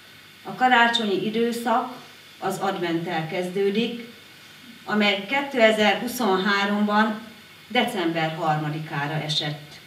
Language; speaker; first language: Hungarian; native; Hungarian